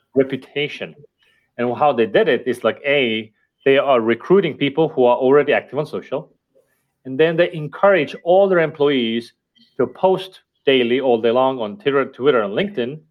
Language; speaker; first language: English; non-native, fluent; Estonian